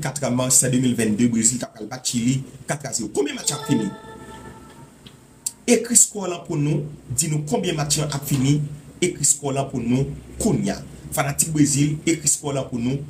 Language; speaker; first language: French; non-native, local second language; Haitian Creole